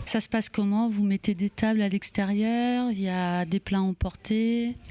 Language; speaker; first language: French; native; French